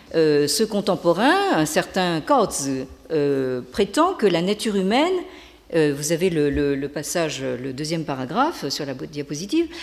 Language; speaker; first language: French; native; French